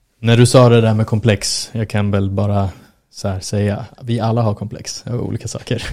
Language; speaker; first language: Swedish; early bilingual, other home language; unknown